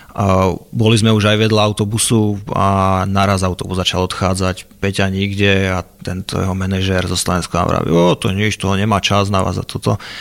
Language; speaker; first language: Slovak; native; Slovak